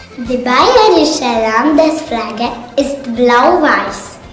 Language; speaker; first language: German; non-native, learner; Polish